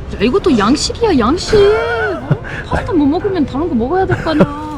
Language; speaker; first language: Korean; non-native, fluent; French